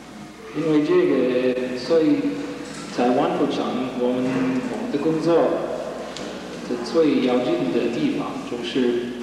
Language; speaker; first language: Chinese; non-native, learner; English